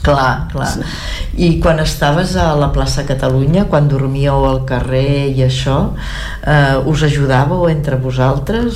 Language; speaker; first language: Catalan; native; Catalan